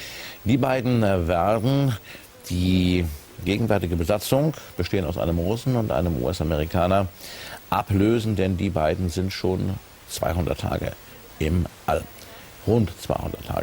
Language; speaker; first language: German; native; German